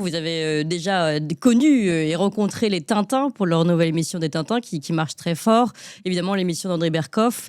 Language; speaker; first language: French; native; French